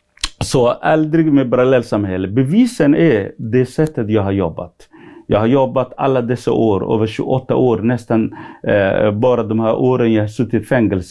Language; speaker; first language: Swedish; non-native, fluent; Somali